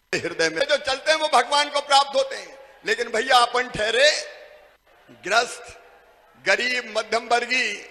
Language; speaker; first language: Hindi; native; Hindi